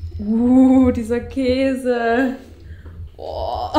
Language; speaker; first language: German; native; German